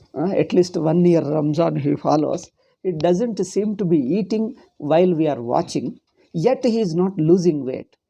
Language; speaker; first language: English; non-native, local second language; Kannada